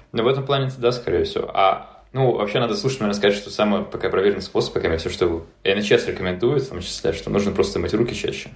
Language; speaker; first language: Russian; native; Russian